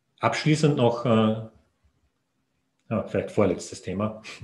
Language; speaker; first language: German; native; German